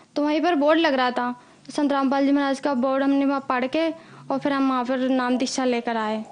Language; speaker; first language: Hindi; native; Hindi